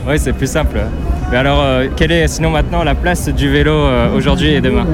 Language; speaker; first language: French; native; French